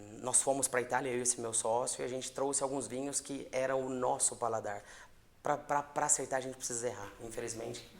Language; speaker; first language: Portuguese; native; Portuguese